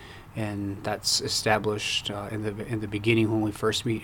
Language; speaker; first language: English; early bilingual, other home language; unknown